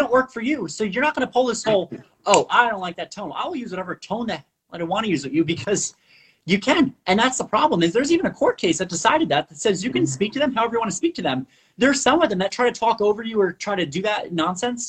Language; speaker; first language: English; non-native, fluent; Spanish